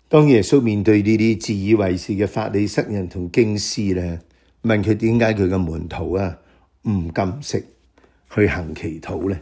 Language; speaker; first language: Chinese; non-native, local second language; Cantonese